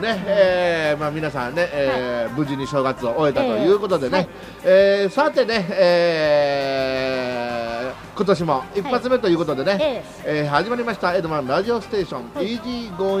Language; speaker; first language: Japanese; native; Japanese